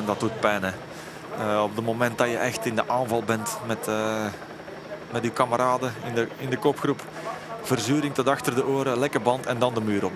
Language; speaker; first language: Dutch; native; Dutch